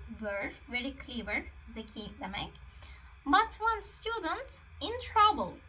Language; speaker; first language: English; non-native, fluent; Turkish